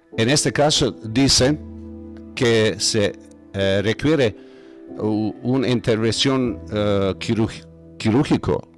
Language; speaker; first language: Spanish; non-native, learner; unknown